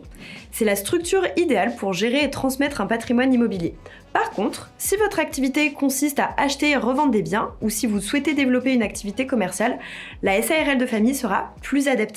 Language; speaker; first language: French; native; French